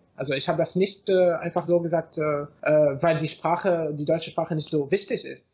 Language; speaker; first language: German; non-native, fluent; Arabic